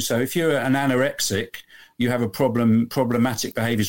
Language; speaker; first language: English; native; English